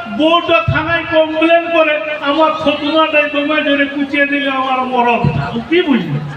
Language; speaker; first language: Bangla; native; Bangla